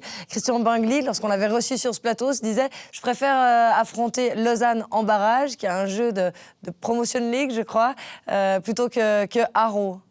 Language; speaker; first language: French; native; French